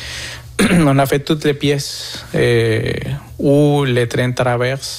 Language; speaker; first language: French; non-native, fluent; Spanish